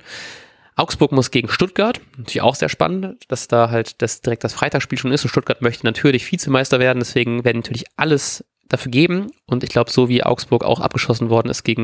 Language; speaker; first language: German; native; German